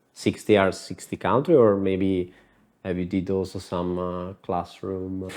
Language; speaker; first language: English; non-native, learner; Italian